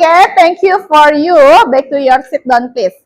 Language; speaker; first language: English; non-native, learner; Indonesian